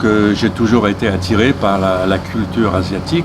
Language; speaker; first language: French; native; French